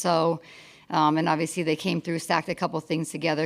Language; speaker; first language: English; native; English